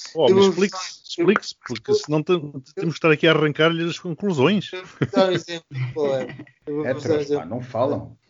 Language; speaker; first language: Portuguese; native; Portuguese